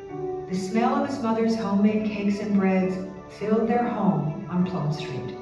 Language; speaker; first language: English; native; English